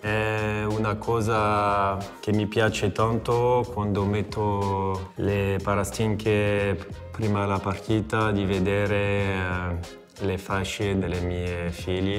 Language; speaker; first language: Italian; non-native, fluent; French